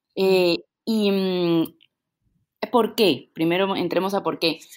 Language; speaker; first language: Spanish; native; Spanish